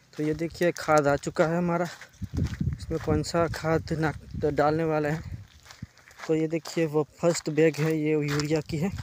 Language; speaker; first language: Hindi; non-native, local second language; Gujarati